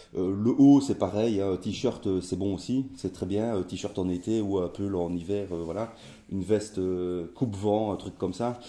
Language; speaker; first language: French; native; French